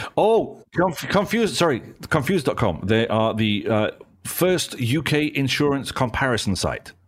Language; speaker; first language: English; native; English